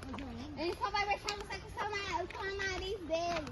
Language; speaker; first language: Portuguese; early bilingual, heritage; Portuguese